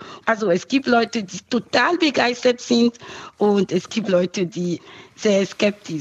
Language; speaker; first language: German; non-native, fluent; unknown